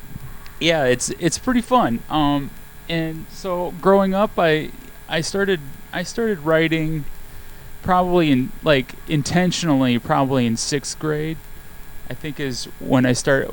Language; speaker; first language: English; native; English